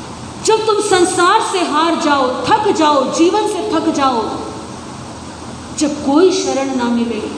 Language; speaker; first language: Hindi; native; Hindi